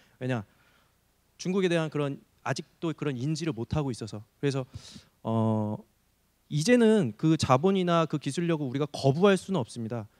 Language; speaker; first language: Korean; native; Korean